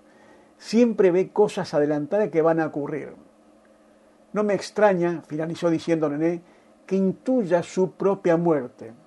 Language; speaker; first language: Spanish; native; Spanish